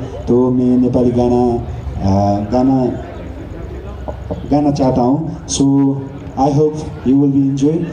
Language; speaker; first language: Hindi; non-native, learner; Nepali